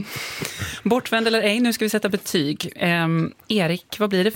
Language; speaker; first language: Swedish; native; Swedish